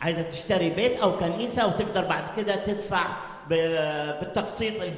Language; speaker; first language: German; non-native, learner; Arabic